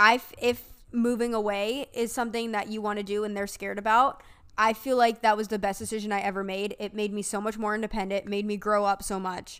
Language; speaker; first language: English; native; English